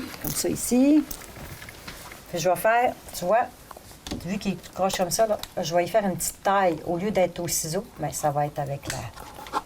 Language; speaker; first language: French; native; French